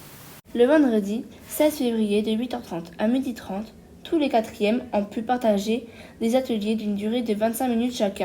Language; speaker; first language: French; native; French